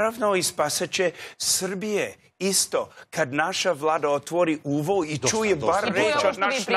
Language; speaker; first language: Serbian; non-native, learner; English